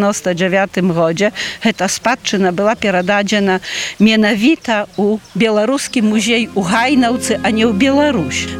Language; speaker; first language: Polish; non-native, local second language; Belarusian